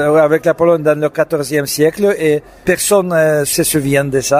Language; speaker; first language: French; non-native, fluent; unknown